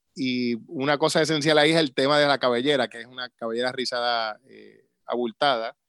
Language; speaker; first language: Spanish; native; Spanish